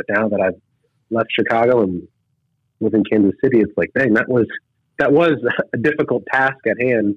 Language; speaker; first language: English; native; English